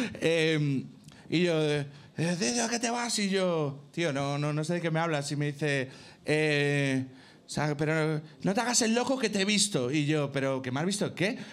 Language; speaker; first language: Spanish; native; Spanish